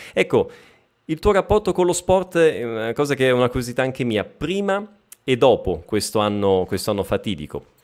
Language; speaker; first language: Italian; native; Italian